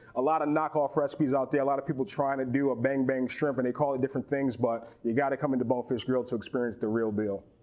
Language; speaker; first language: English; native; English